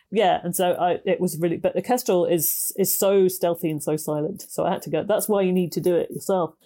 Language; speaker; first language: English; native; English